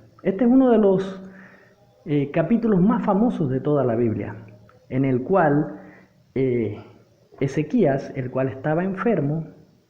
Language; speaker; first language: Spanish; native; Spanish